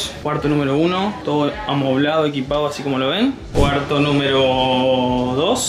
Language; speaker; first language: Spanish; native; Spanish